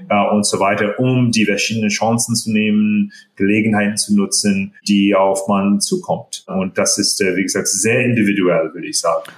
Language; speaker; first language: German; non-native, fluent; English